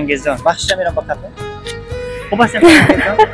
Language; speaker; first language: Persian; native; Persian